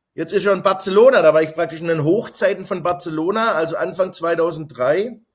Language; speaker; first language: German; native; German